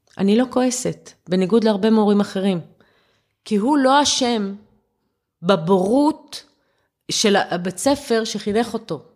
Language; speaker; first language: Hebrew; early bilingual, other home language; German